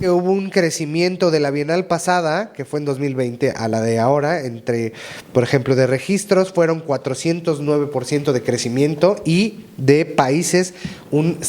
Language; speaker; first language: Spanish; native; Spanish